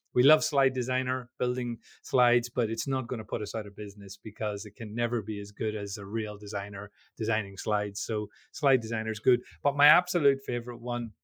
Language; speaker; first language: English; native; English